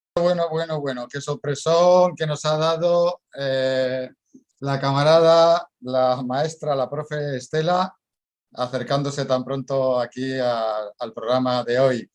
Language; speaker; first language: Spanish; native; Spanish